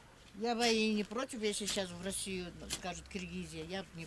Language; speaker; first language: Russian; non-native, local second language; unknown